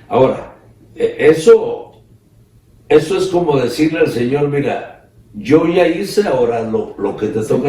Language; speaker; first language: Spanish; native; Spanish